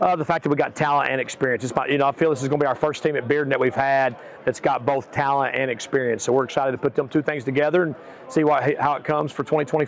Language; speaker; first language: English; native; English